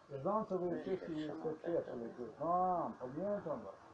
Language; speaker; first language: Polish; non-native, learner; Slovenian